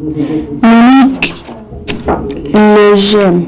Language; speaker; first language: French; non-native, learner; English